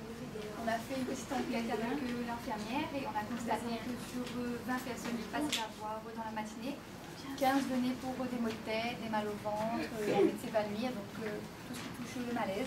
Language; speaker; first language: French; native; French